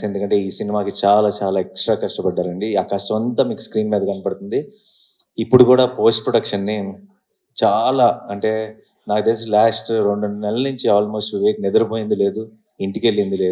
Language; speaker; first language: Telugu; native; Telugu